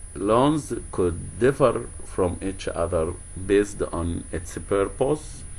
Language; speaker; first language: English; non-native, fluent; Arabic